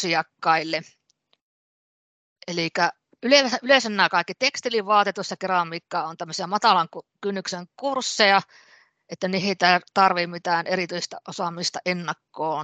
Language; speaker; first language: Finnish; native; Finnish